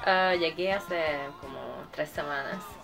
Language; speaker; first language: Spanish; non-native, fluent; Hungarian